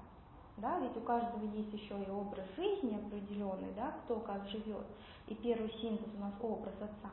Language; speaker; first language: Russian; native; Russian